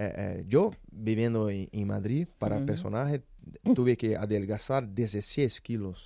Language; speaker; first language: Spanish; non-native, learner; Portuguese